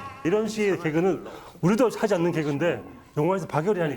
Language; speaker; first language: Korean; native; Korean